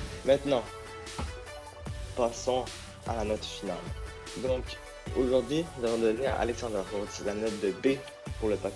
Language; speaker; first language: French; native; French